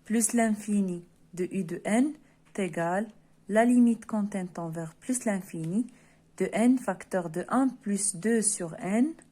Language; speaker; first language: French; non-native, local second language; Arabic